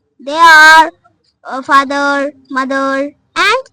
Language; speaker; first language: English; non-native, learner; Malayalam